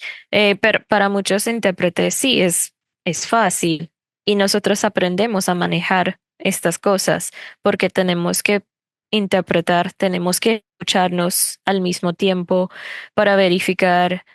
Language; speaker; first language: Spanish; non-native, fluent; English